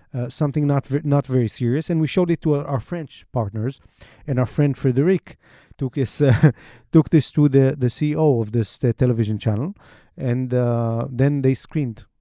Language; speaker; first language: English; non-native, fluent; Hebrew